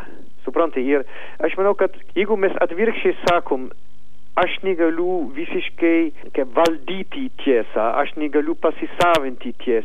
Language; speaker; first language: Lithuanian; non-native, learner; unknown